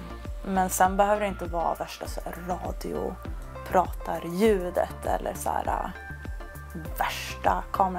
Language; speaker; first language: Swedish; native; Swedish